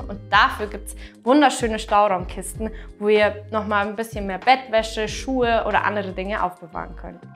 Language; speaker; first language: German; native; German